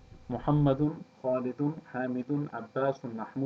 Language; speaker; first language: Arabic; non-native, fluent; English